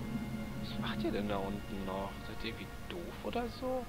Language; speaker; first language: German; native; German